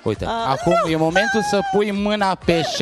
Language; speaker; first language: Romanian; native; Romanian